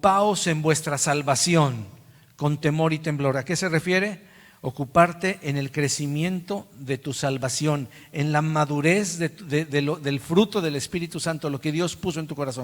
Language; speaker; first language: Spanish; native; Spanish